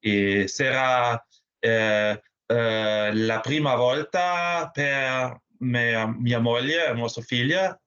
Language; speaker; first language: Italian; non-native, learner; German